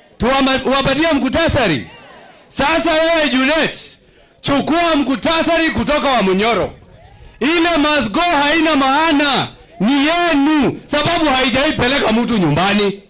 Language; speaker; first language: Swahili; non-native, local second language; Kikuyu